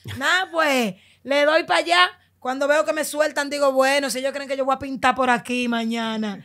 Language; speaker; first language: Spanish; native; Spanish